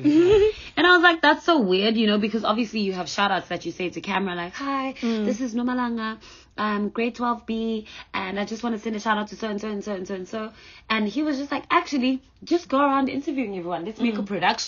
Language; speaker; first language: English; non-native, local second language; Zulu